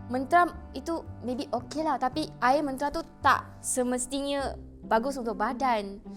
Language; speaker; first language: Malay; non-native, local second language; Chinese